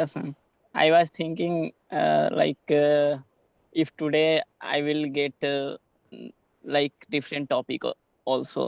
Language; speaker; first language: English; non-native, learner; Hindi